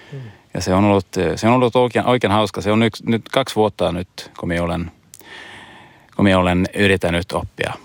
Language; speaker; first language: Finnish; non-native, learner; Swedish